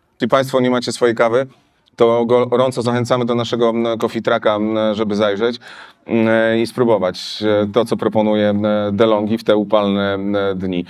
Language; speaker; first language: Polish; native; Polish